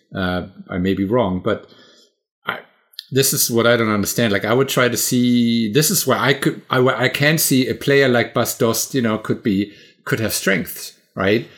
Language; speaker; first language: English; non-native, fluent; German